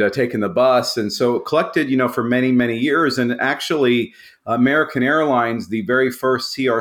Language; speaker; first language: English; native; English